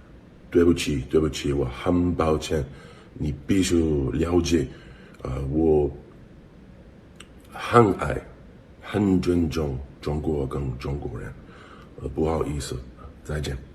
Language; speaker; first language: Chinese; non-native, learner; English